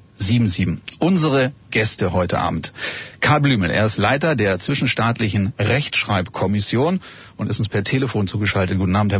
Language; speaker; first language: German; native; German